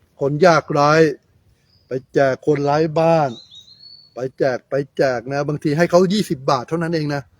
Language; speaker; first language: Thai; native; Thai